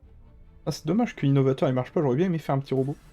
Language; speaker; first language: French; native; French